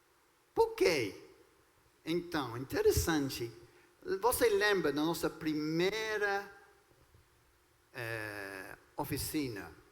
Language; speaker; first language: Portuguese; non-native, fluent; English